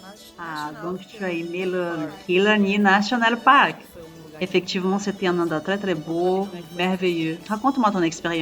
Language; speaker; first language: French; non-native, fluent; Portuguese